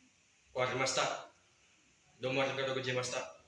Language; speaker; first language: Japanese; non-native, learner; Indonesian